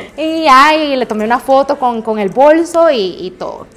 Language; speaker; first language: Spanish; native; Spanish